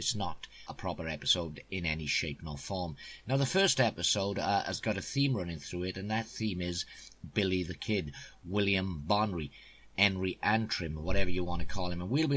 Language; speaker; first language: English; native; English